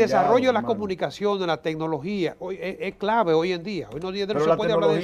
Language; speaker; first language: Spanish; native; Spanish